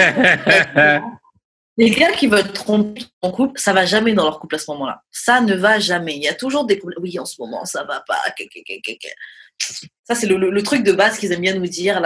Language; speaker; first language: French; native; French